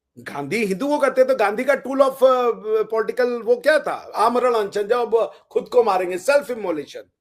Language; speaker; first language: Hindi; native; Hindi